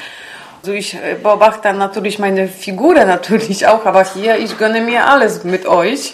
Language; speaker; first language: German; non-native, learner; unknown